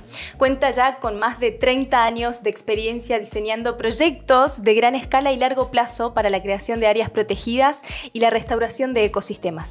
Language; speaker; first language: Spanish; native; Spanish